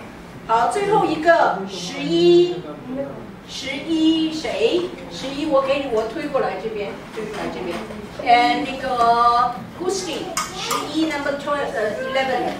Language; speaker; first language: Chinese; non-native, fluent; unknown